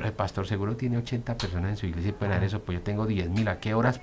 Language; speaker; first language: Spanish; native; Spanish